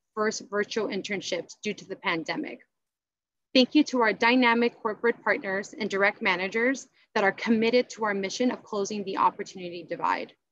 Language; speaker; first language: English; native; English